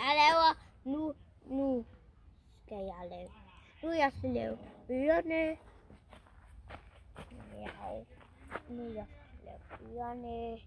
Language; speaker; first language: Danish; early bilingual, other home language; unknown